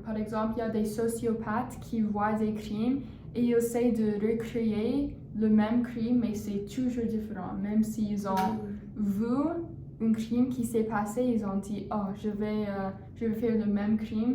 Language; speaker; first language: French; non-native, learner; English